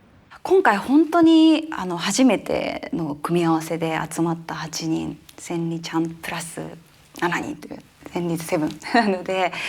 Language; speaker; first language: Japanese; native; Japanese